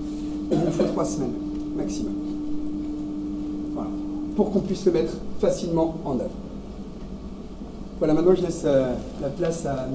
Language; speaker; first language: French; native; French